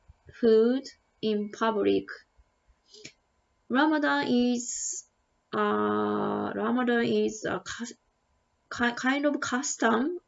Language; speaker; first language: English; non-native, learner; Japanese